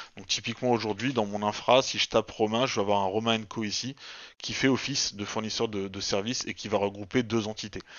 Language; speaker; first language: French; native; French